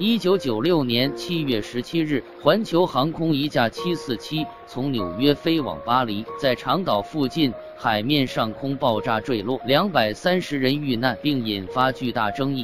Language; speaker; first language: Chinese; native; Chinese